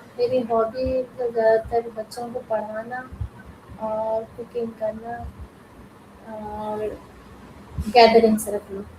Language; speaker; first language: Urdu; native; Urdu